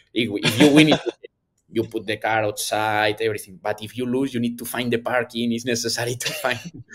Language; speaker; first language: English; non-native, learner; Spanish